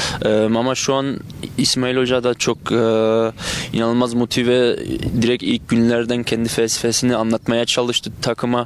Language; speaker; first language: Turkish; early bilingual, other home language; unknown